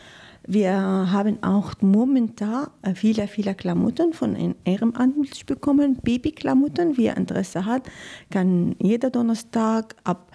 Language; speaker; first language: German; non-native, learner; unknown